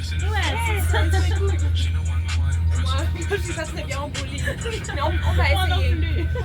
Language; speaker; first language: French; non-native, fluent; German